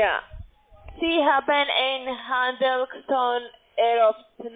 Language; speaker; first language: German; non-native, learner; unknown